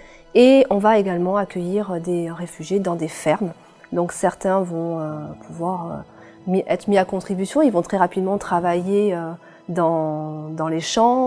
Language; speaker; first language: French; native; French